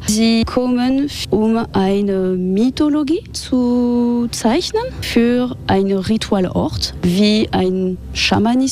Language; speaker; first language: German; non-native, fluent; French